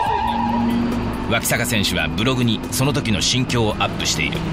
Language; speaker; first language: Japanese; native; Japanese